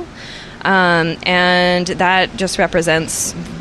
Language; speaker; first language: English; native; English